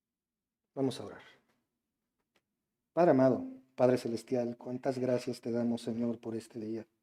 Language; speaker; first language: Spanish; native; Spanish